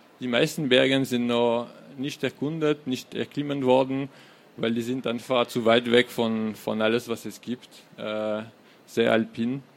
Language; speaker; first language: German; non-native, fluent; French